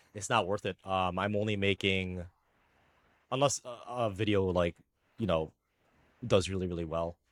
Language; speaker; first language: English; early bilingual, other home language; Filipino